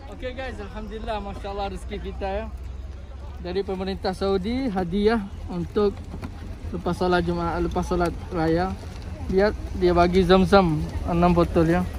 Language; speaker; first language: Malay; early bilingual, heritage; Malay